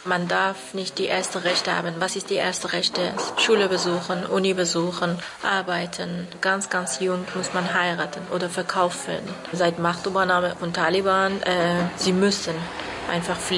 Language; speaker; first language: German; non-native, fluent; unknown